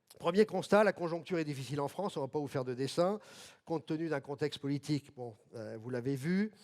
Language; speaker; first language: French; native; French